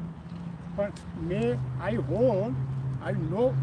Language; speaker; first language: English; non-native, learner; Gujarati